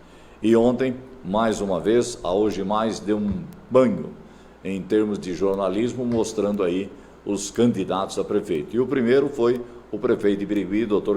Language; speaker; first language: Portuguese; native; Portuguese